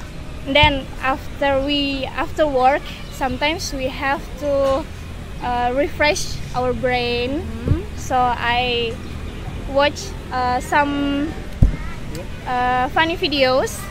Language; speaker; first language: English; non-native, learner; Indonesian